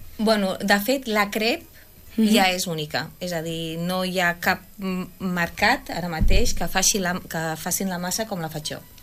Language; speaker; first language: Catalan; non-native, fluent; French